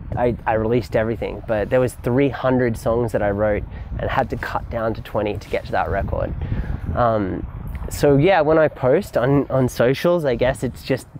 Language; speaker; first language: English; native; English